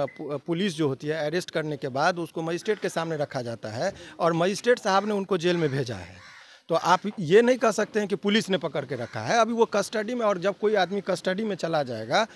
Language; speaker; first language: Hindi; native; Hindi